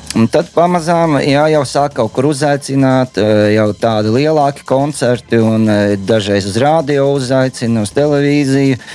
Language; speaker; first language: Latvian; native; Latvian